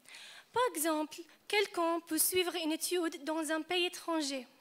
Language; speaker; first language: French; non-native, fluent; Arabic